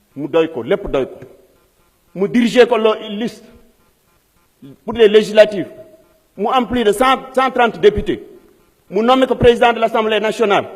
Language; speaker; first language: Wolof; non-native, local second language; Fula